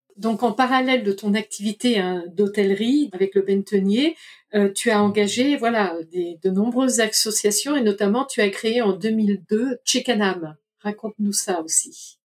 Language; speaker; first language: French; native; French